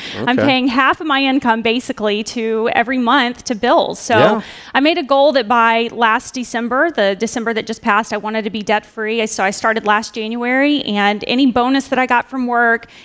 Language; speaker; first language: English; native; English